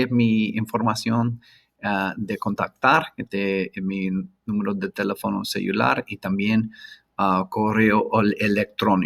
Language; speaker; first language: Spanish; non-native, learner; English